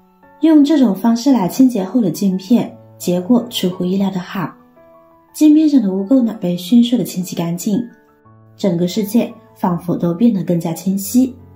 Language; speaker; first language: Chinese; native; Chinese